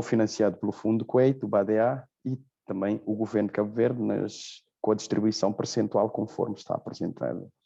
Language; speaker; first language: Portuguese; non-native, local second language; Kabuverdianu